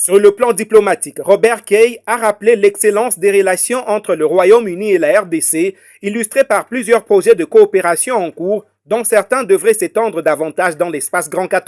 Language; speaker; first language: French; native; French